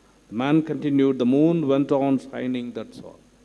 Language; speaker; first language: English; non-native, local second language; Tamil